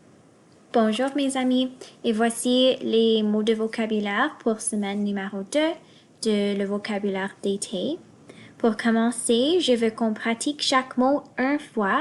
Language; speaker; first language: French; non-native, fluent; English